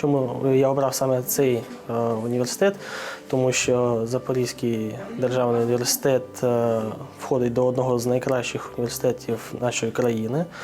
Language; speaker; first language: Ukrainian; non-native, local second language; Russian